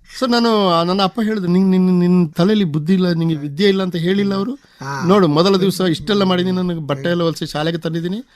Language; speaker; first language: Kannada; non-native, local second language; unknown